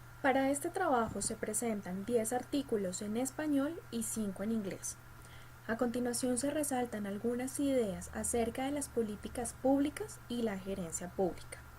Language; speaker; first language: Spanish; native; Spanish